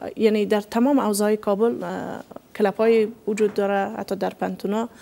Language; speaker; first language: Persian; native; Persian